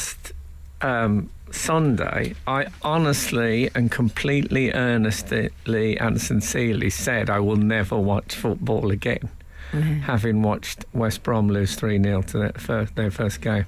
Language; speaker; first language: English; native; English